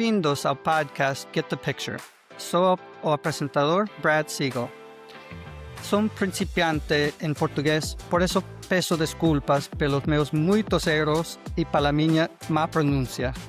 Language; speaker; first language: Portuguese; non-native, learner; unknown